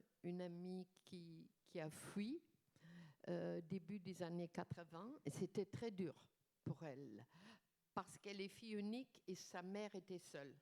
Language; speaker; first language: French; non-native, fluent; German